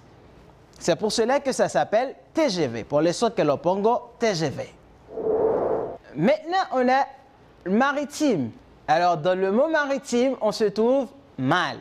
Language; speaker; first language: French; non-native, fluent; Spanish